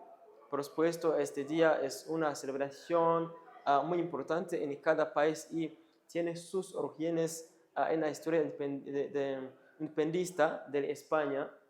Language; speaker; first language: Spanish; non-native, fluent; Kinyarwanda